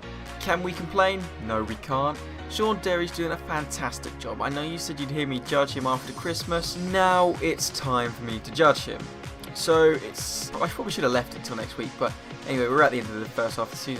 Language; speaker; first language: English; native; English